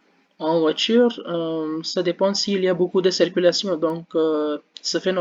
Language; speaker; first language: French; non-native, learner; Hindi